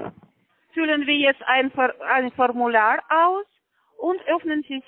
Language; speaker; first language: German; non-native, learner; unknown